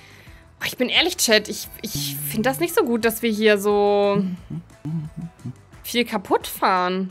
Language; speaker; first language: German; native; German